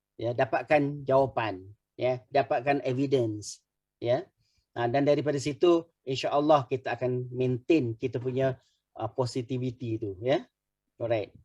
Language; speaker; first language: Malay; native; Malay